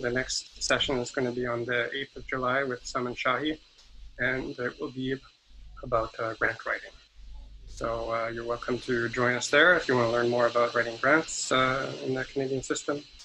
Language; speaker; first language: English; native; English